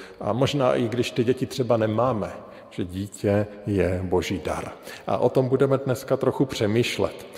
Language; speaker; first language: Czech; native; Czech